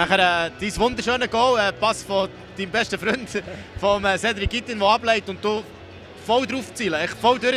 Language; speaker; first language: German; native; German